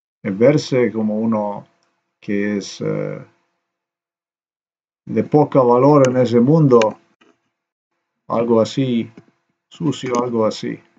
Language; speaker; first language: Spanish; non-native, learner; Slovenian